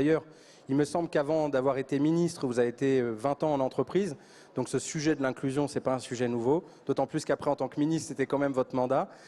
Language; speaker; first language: French; native; French